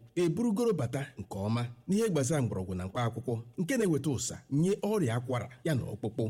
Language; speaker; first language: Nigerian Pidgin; non-native, local second language; Igbo